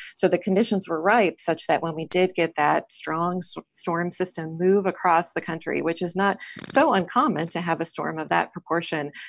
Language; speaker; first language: English; native; English